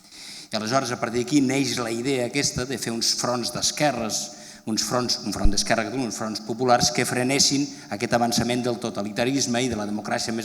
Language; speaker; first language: Catalan; native; Catalan